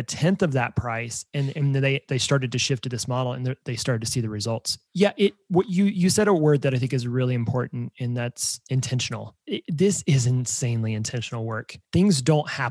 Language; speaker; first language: English; native; English